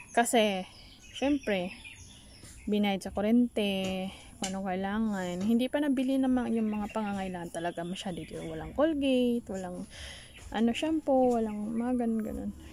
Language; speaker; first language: Filipino; non-native, local second language; Hiligaynon